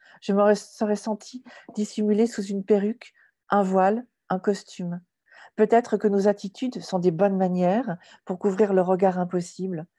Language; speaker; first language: French; native; French